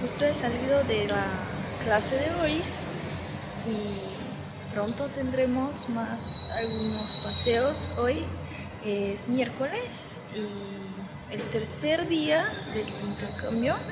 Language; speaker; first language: Spanish; non-native, learner; Portuguese